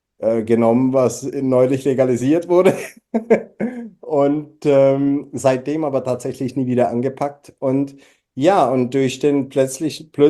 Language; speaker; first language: German; early bilingual, other home language; Czech